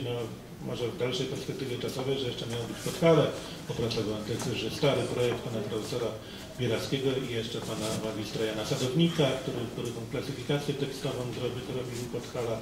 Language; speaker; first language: Polish; native; Polish